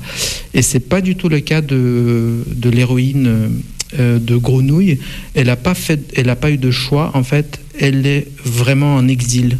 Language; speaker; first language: French; non-native, fluent; Russian